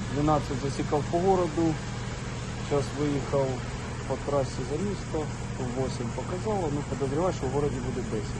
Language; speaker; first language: Ukrainian; native; Ukrainian